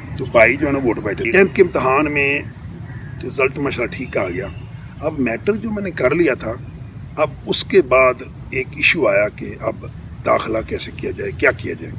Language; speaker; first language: Urdu; non-native, local second language; Punjabi